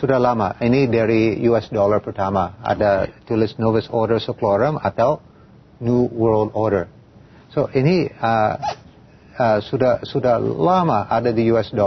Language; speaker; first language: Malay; non-native, fluent; English